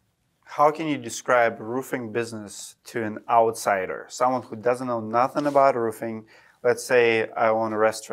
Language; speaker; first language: English; non-native, fluent; Russian